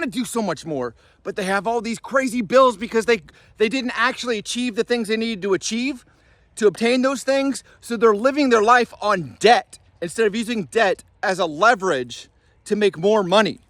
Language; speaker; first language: English; native; English